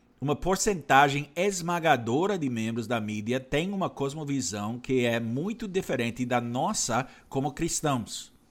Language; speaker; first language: Portuguese; non-native, fluent; English